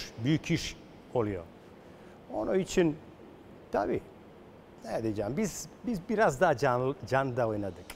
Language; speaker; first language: Turkish; non-native, learner; Serbian